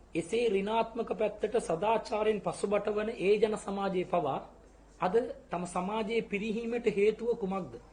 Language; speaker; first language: Sinhala; non-native, local second language; Tamil